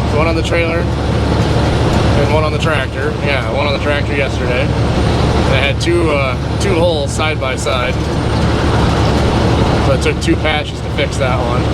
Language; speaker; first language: English; native; English